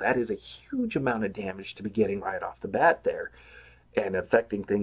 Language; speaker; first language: English; native; English